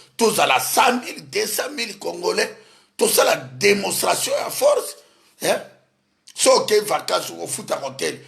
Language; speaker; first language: Lingala; native; Lingala